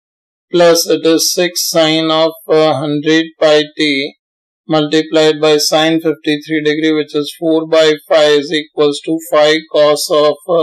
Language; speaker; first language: English; non-native, local second language; Hindi